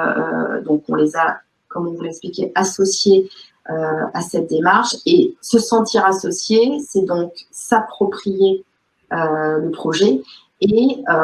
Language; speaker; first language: French; native; French